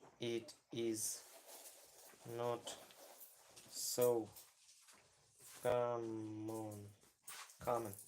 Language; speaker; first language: English; non-native, learner; Ukrainian